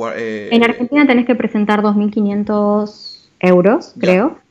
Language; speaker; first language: Spanish; native; Spanish